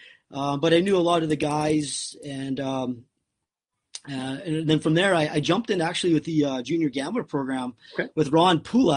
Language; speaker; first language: English; native; English